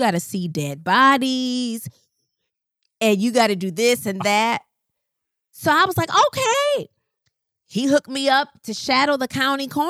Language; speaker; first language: English; native; English